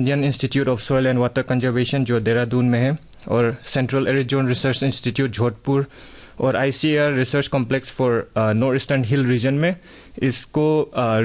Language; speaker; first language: Hindi; non-native, local second language; Manipuri